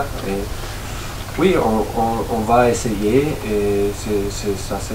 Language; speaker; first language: French; non-native, fluent; German